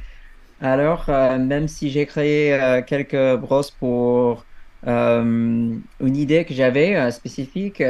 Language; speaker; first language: French; non-native, fluent; English